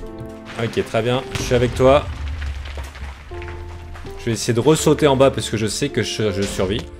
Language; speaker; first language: French; native; French